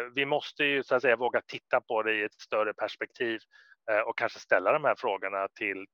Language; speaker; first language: Swedish; native; Swedish